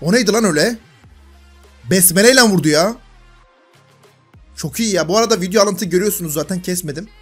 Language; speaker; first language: Turkish; native; Turkish